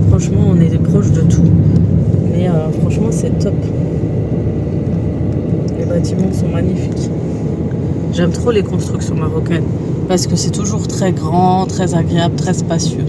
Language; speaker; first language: French; native; French